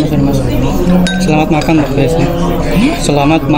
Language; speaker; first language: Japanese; non-native, learner; Indonesian